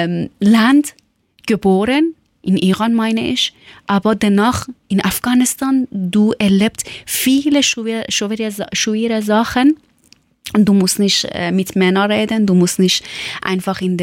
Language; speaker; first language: German; non-native, learner; Persian